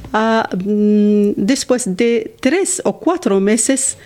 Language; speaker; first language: Spanish; non-native, learner; Arabic